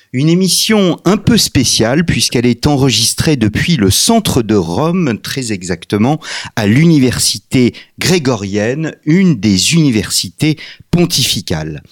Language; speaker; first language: French; native; French